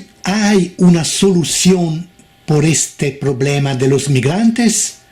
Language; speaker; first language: Spanish; non-native, fluent; Italian